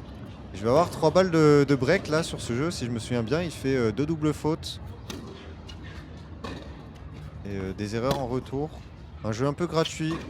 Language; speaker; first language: French; native; French